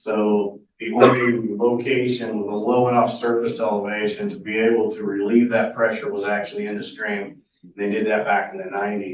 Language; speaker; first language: English; native; English